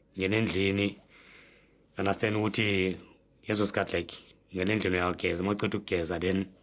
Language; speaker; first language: Zulu; native; Zulu